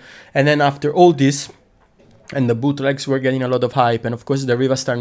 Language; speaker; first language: English; non-native, fluent; Italian